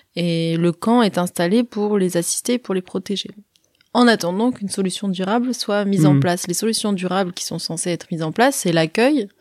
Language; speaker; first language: French; early bilingual, other home language; Arabic